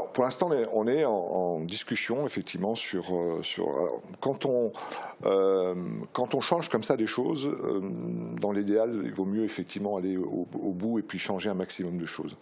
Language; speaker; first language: French; native; French